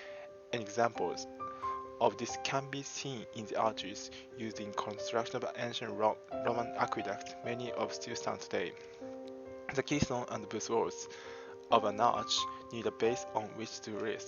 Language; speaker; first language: English; non-native, fluent; Japanese